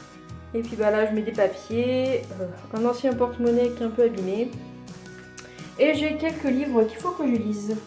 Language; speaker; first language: French; native; French